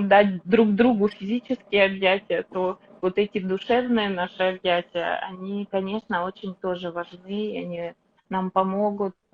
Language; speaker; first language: Russian; native; Russian